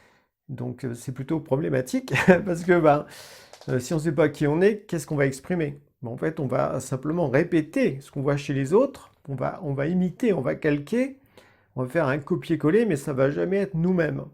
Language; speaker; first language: French; native; French